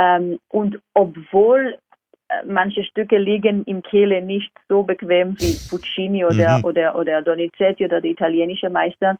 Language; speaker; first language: German; non-native, fluent; Hebrew